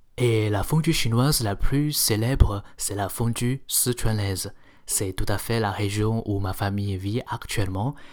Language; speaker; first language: French; non-native, fluent; Chinese